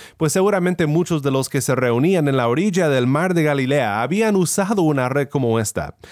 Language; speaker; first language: Spanish; native; Spanish